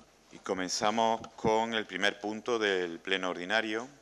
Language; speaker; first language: Spanish; native; Spanish